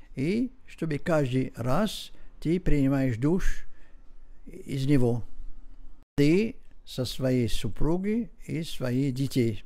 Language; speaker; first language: Russian; non-native, learner; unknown